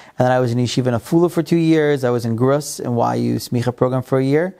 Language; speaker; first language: English; non-native, fluent; Hebrew